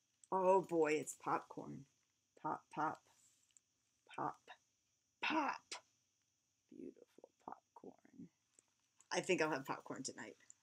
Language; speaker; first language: English; native; English